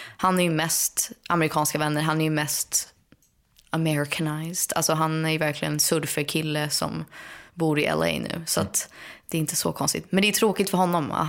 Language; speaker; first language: Swedish; early bilingual, heritage; Swedish